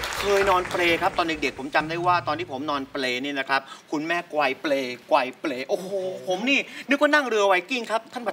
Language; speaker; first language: Thai; native; Thai